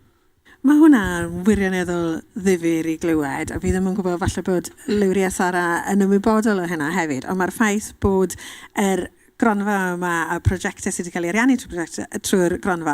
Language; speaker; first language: Welsh; native; Welsh